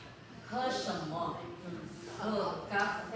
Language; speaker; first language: Chinese; non-native, learner; Filipino